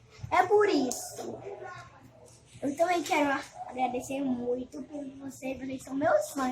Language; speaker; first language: Portuguese; early bilingual, other home language; Haitian Creole